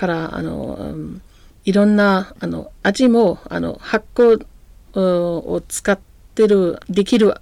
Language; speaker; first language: Japanese; non-native, learner; German